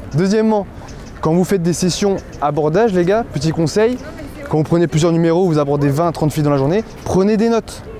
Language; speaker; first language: French; native; French